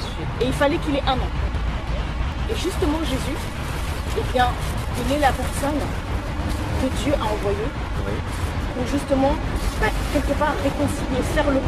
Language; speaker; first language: French; native; French